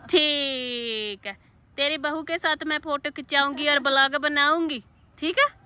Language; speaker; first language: Hindi; non-native, local second language; Punjabi